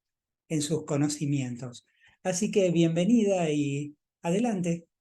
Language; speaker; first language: Spanish; native; Spanish